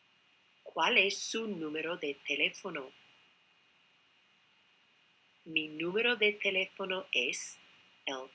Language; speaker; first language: Spanish; non-native, fluent; English